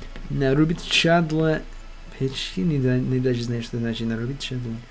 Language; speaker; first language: Russian; non-native, learner; English